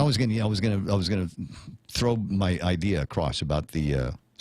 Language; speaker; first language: English; native; English